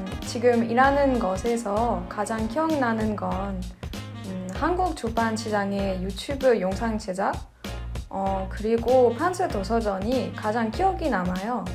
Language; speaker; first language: Korean; non-native, fluent; French